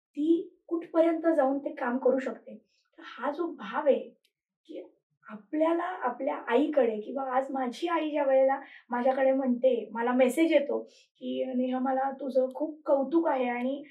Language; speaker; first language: Marathi; native; Marathi